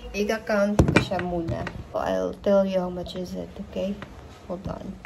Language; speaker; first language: Filipino; non-native, local second language; Cebuano